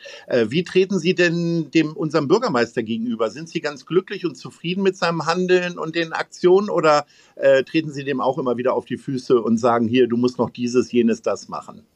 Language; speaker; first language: German; native; German